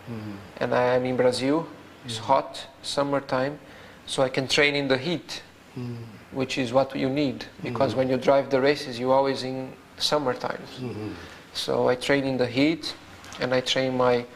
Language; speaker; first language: English; non-native, fluent; Portuguese